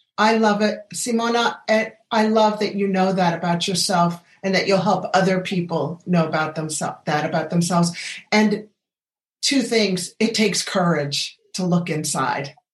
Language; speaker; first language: English; native; English